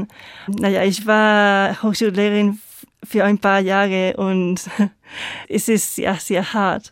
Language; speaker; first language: German; non-native, fluent; Spanish